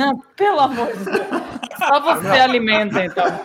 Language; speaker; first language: Portuguese; native; Portuguese